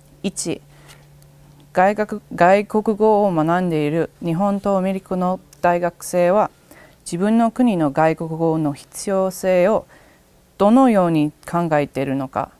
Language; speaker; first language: Japanese; non-native, learner; English